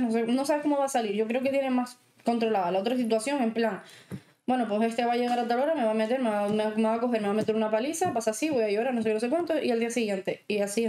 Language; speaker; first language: Spanish; native; Spanish